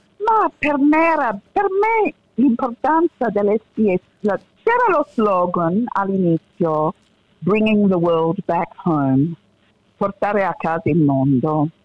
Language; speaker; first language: Italian; early bilingual, heritage; Italian